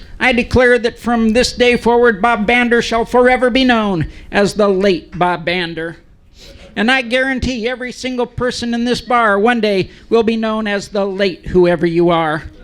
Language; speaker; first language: English; native; English